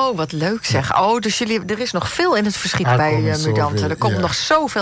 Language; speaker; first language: Dutch; native; Dutch